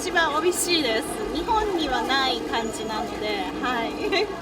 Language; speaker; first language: Japanese; non-native, fluent; Korean